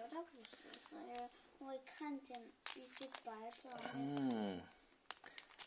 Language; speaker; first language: Chinese; early bilingual, heritage; Chinese